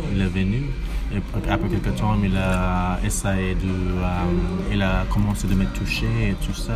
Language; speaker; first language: French; non-native, learner; English